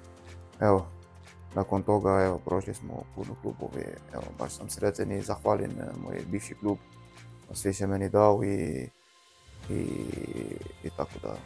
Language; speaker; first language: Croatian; non-native, learner; Arabic